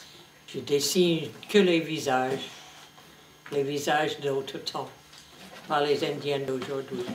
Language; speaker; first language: French; non-native, fluent; English